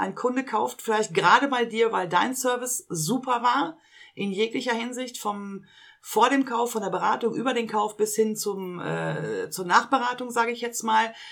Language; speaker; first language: German; native; German